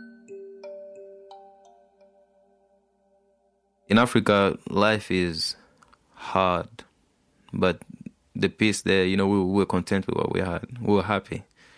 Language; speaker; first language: English; non-native, fluent; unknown